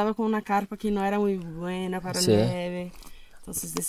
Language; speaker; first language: Spanish; non-native, fluent; Portuguese